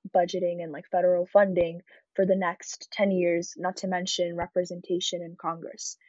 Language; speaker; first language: English; early bilingual, other home language; Arabic